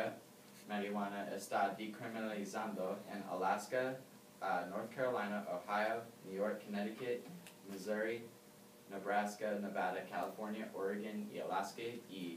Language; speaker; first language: Spanish; non-native, learner; English